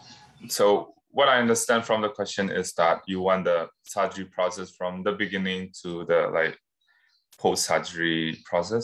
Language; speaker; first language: English; non-native, fluent; Burmese